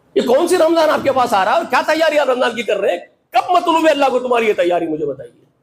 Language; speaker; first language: Urdu; native; Urdu